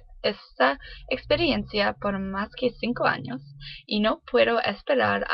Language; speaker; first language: Spanish; non-native, learner; English